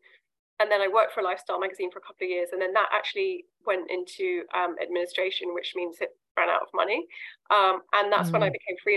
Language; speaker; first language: English; native; English